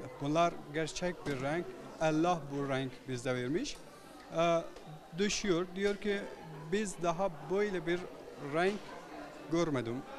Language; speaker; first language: Turkish; non-native, learner; Persian